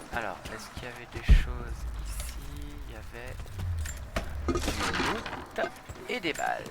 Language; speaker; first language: French; native; French